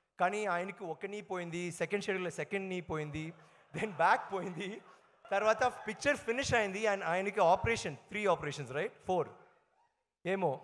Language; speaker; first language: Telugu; non-native, learner; Tamil